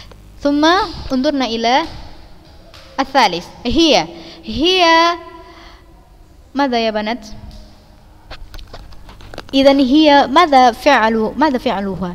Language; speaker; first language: Arabic; non-native, fluent; Indonesian